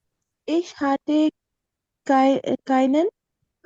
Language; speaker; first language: German; non-native, learner; Urdu